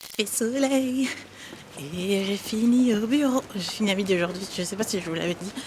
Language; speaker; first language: French; early bilingual, other home language; German